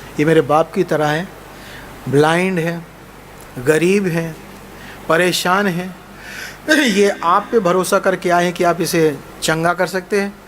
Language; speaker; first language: Hindi; native; Hindi